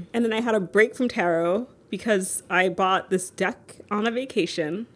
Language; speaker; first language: English; native; English